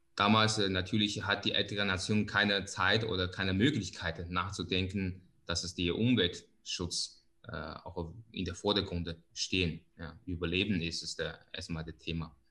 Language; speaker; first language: German; non-native, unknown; Chinese